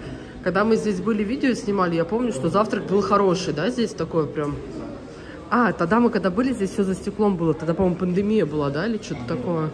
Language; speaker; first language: Russian; native; Russian